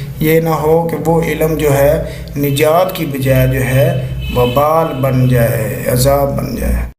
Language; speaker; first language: Urdu; non-native, local second language; Punjabi